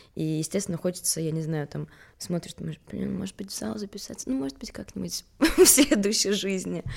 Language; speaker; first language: Russian; early bilingual, other home language; Swedish